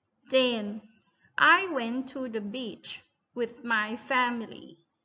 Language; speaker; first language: English; non-native, fluent; Thai